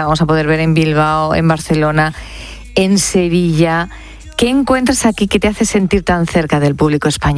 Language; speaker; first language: Spanish; native; Spanish